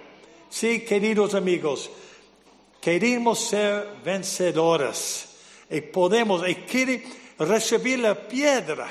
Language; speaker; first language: Spanish; non-native, fluent; English